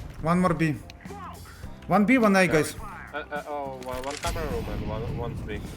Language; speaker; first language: English; non-native, learner; Ukrainian